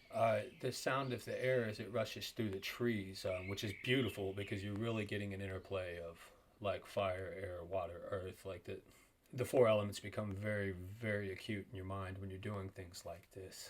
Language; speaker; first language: English; native; English